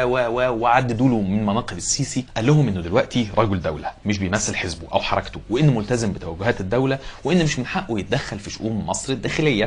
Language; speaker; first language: Arabic; native; Arabic